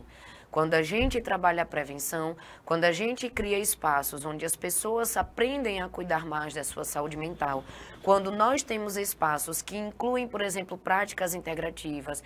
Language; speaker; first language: Portuguese; native; Portuguese